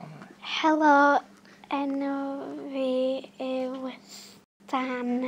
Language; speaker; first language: Welsh; native; Welsh